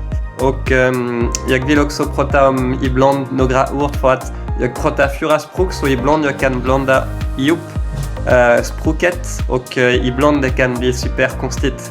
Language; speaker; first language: Swedish; non-native, learner; French